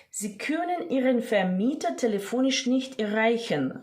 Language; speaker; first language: German; non-native, fluent; Ukrainian